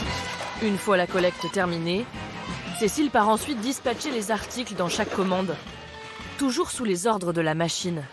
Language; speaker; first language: French; native; French